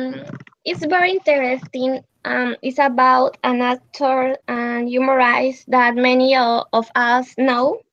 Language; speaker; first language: English; non-native, learner; Spanish